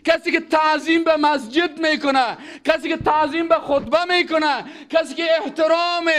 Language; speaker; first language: Persian; native; Persian